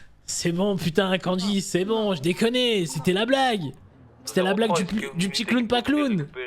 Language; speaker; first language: French; native; French